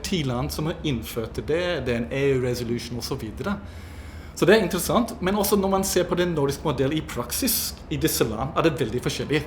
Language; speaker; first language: Norwegian; non-native, fluent; English